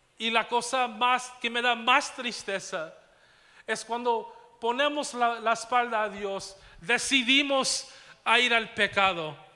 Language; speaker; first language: Spanish; early bilingual, heritage; Spanish